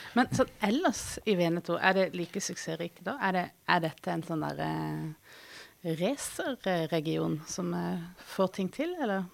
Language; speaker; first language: Norwegian; native; Norwegian